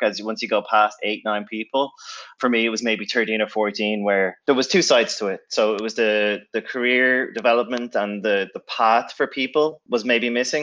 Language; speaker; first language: English; native; English